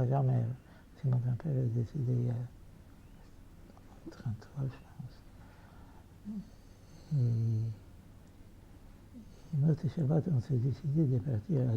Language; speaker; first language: French; non-native, fluent; Yiddish